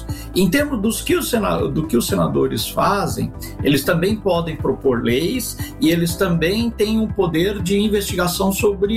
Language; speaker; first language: Portuguese; native; Portuguese